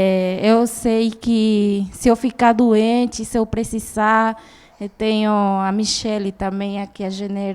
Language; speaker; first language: Portuguese; non-native, fluent; Guarani